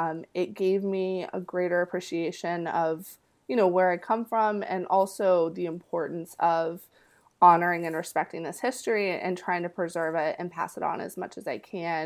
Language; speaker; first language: English; early bilingual, other home language; Spanish